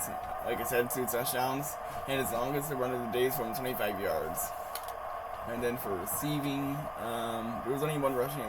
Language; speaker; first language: English; native; English